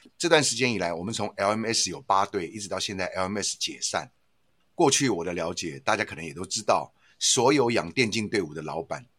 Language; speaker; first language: Chinese; native; Chinese